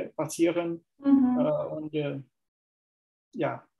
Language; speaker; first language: German; non-native, fluent; Portuguese